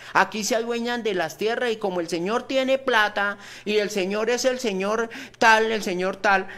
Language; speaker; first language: Spanish; native; Spanish